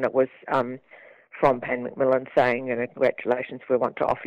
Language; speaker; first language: English; native; English